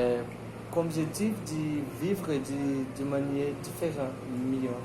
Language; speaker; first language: French; non-native, learner; Portuguese